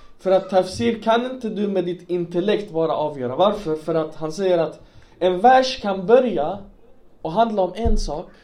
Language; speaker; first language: Swedish; non-native, local second language; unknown